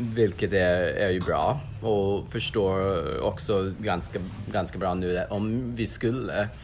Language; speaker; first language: Swedish; non-native, fluent; English